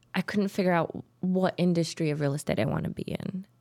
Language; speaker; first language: English; early bilingual, other home language; Tajik